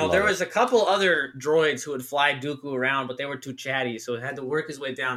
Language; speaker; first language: English; native; English